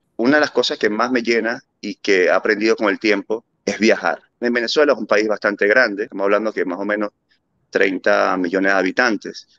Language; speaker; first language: Spanish; early bilingual, other home language; German